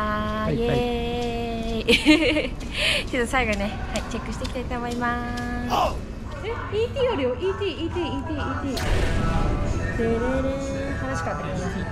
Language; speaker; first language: Japanese; native; Japanese